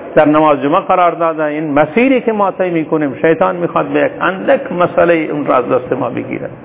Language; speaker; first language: Persian; non-native, local second language; Turkmen